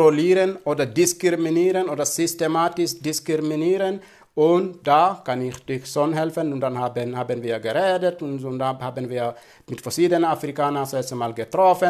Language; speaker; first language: German; non-native, fluent; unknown